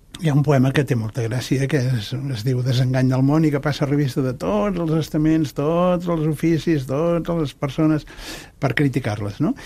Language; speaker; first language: Catalan; native; Catalan